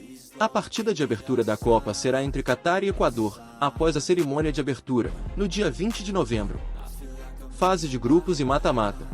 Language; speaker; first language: Portuguese; native; Portuguese